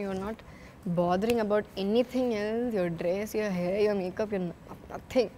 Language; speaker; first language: Telugu; non-native, fluent; Malayalam